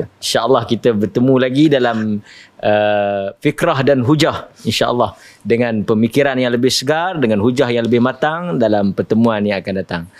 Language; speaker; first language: Malay; native; Malay